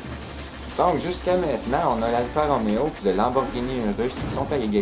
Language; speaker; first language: French; native; French